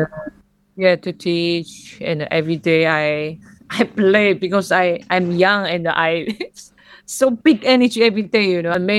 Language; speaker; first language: English; non-native, learner; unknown